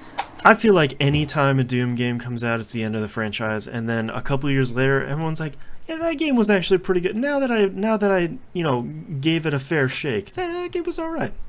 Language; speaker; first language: English; native; English